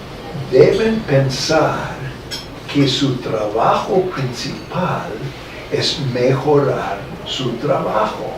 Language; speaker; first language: Spanish; non-native, fluent; English